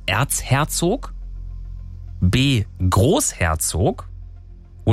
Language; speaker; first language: German; native; German